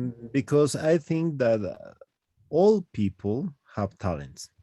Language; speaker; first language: English; non-native, learner; Spanish